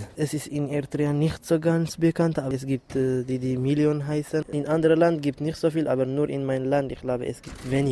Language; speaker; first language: German; non-native, learner; Tigrinya